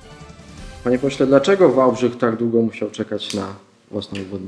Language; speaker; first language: Polish; native; Polish